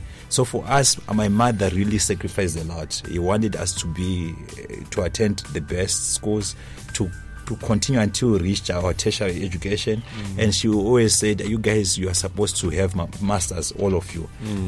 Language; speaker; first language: English; non-native, local second language; Shona